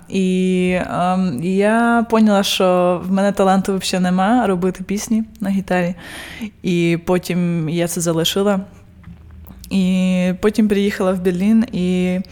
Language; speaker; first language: Ukrainian; early bilingual, heritage; Ukrainian